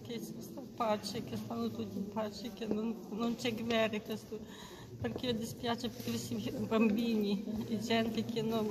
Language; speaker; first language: Italian; non-native, fluent; Ukrainian